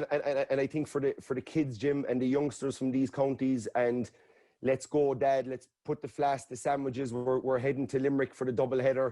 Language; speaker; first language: English; native; English